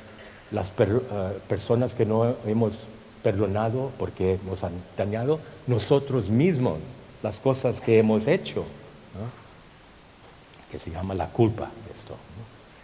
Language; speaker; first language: Spanish; non-native, fluent; Thai